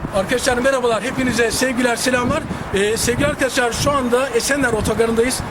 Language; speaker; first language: Turkish; native; Turkish